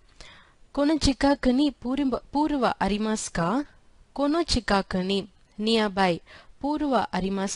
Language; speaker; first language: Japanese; non-native, fluent; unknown